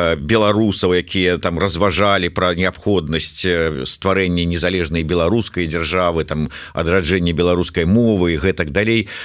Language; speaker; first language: Belarusian; non-native, local second language; Russian